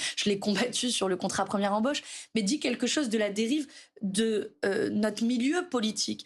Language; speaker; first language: French; native; French